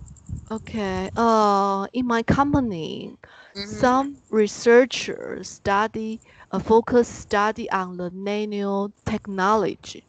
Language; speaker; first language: English; non-native, learner; Chinese